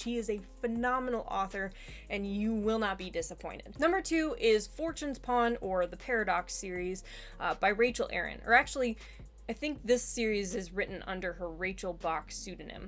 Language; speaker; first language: English; native; English